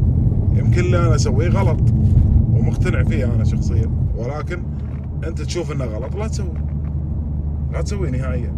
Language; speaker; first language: Arabic; native; Arabic